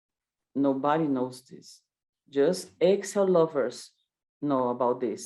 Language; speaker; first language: English; non-native, learner; Portuguese